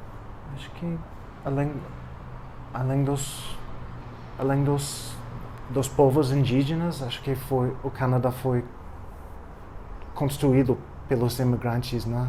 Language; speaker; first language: Portuguese; non-native, fluent; English